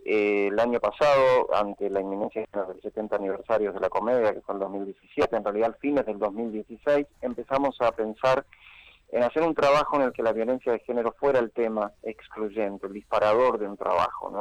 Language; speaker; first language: Spanish; native; Spanish